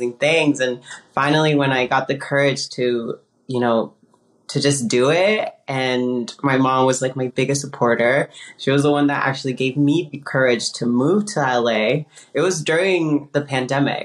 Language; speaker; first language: English; early bilingual, other home language; Spanish